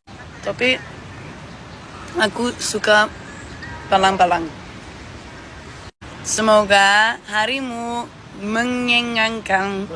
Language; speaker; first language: Indonesian; non-native, learner; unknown